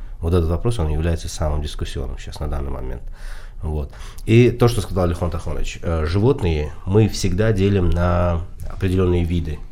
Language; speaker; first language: Russian; non-native, local second language; Tajik